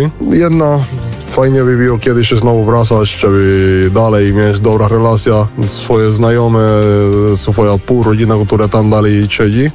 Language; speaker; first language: Polish; non-native, fluent; Spanish